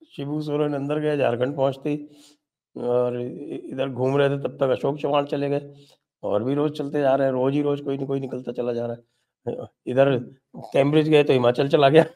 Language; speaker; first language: Hindi; native; Hindi